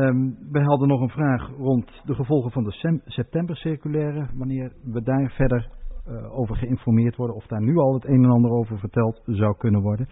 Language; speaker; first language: Dutch; native; Dutch